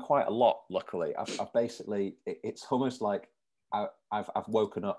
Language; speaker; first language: English; native; English